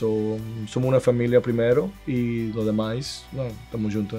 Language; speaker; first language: Portuguese; non-native, learner; Spanish